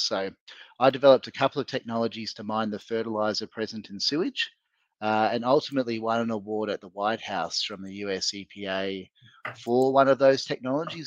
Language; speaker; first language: English; native; English